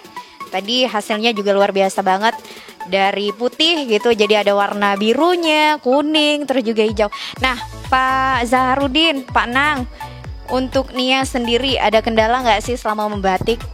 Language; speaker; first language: Indonesian; native; Indonesian